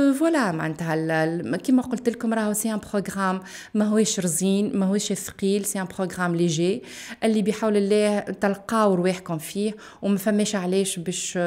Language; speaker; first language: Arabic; native; Arabic